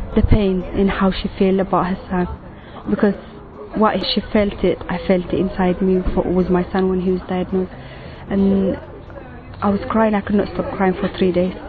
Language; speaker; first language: English; non-native, fluent; Tigrinya